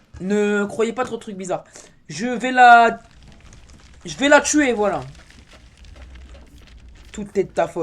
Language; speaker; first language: French; native; French